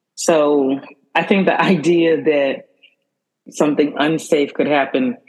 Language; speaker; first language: English; native; English